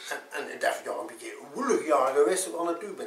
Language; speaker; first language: Dutch; native; Dutch